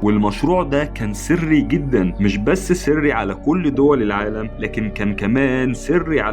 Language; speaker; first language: Arabic; native; Arabic